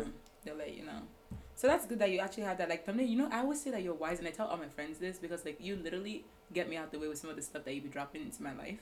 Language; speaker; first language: English; non-native, local second language; Yoruba